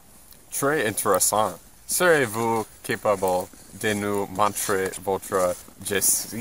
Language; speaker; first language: French; non-native, learner; English